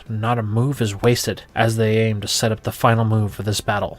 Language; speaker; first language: English; native; English